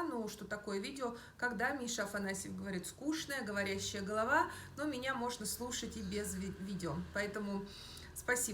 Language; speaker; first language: Russian; native; Russian